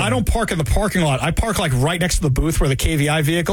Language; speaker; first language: English; native; English